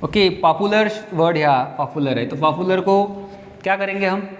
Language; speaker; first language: Hindi; non-native, local second language; Marathi